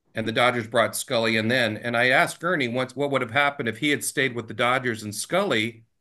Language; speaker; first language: English; native; English